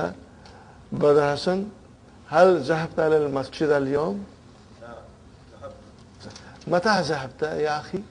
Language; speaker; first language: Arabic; non-native, fluent; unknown